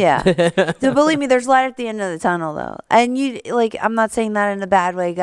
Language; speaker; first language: English; native; English